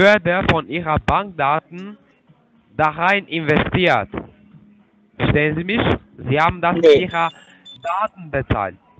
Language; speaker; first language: German; non-native, fluent; Turkish